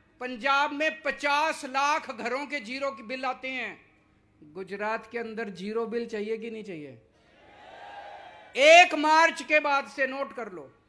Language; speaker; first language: Hindi; native; Hindi